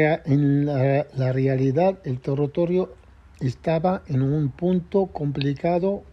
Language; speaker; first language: Spanish; non-native, fluent; Arabic